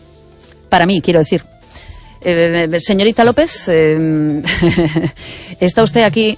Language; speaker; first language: Spanish; native; Spanish